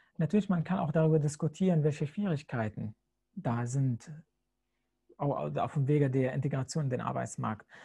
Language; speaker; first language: German; non-native, fluent; Arabic